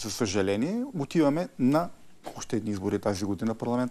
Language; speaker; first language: Bulgarian; native; Bulgarian